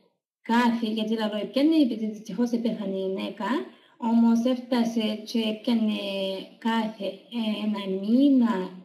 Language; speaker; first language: Greek; non-native, learner; Russian